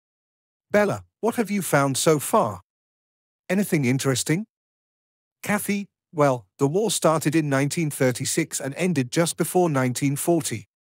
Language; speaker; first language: English; non-native, learner; Indonesian